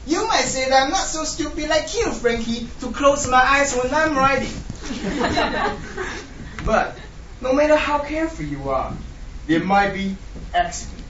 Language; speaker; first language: English; non-native, fluent; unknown